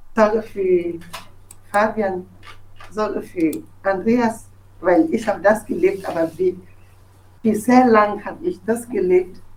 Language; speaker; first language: German; non-native, fluent; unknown